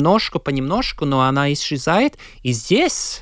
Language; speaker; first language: Russian; non-native, local second language; Latvian